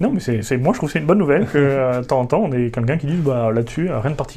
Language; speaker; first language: French; native; French